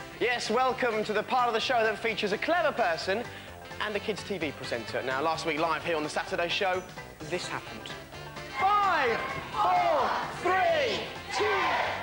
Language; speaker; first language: English; native; English